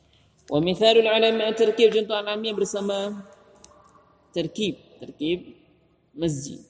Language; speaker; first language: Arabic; non-native, fluent; Indonesian